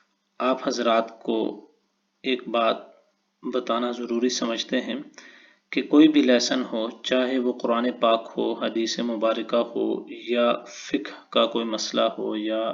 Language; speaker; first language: Urdu; native; Urdu